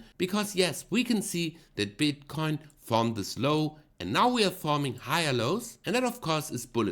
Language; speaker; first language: English; non-native, fluent; German